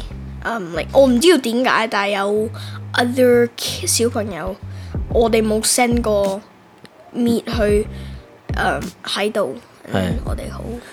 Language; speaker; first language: Cantonese; early bilingual, heritage; Cantonese